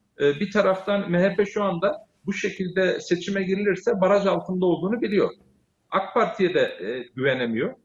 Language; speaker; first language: Turkish; early bilingual, heritage; Turkish